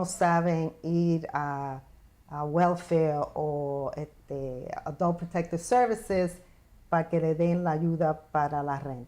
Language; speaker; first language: Spanish; early bilingual, heritage; Spanish